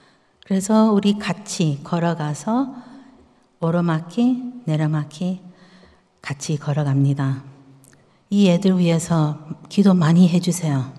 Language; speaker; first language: Korean; early bilingual, heritage; Korean